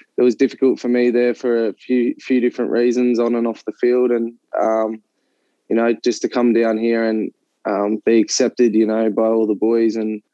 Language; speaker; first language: English; native; English